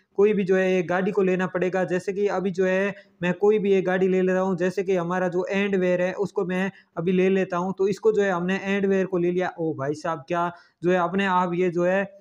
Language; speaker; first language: Hindi; native; Hindi